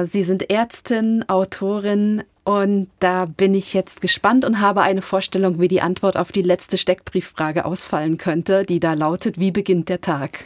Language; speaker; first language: German; native; German